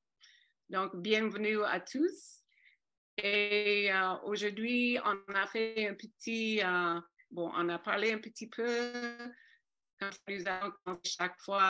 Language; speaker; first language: French; non-native, fluent; English